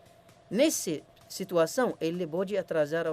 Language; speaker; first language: Portuguese; non-native, learner; Arabic